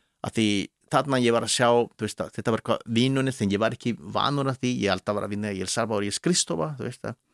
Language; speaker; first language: Icelandic; non-native, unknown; Spanish